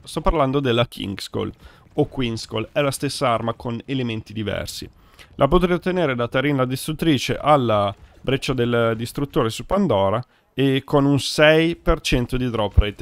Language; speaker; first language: Italian; native; Italian